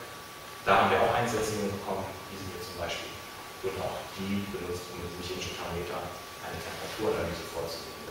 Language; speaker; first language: German; native; German